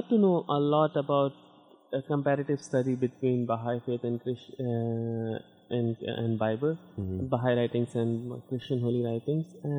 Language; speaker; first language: English; non-native, local second language; Hindi